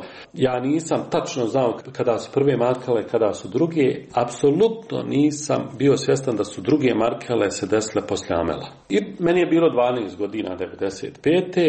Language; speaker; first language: Serbian; native; Serbian